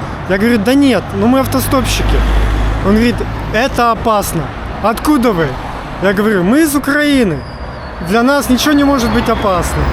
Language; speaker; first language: Russian; native; Russian